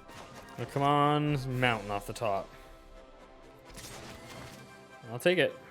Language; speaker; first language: English; native; English